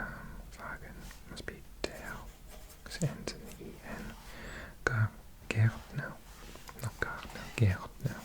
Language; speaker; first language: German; non-native, learner; English